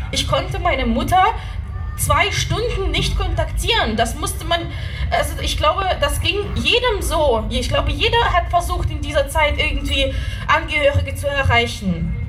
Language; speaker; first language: German; non-native, fluent; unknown